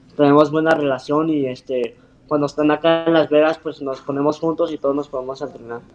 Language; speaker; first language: Spanish; early bilingual, heritage; Spanish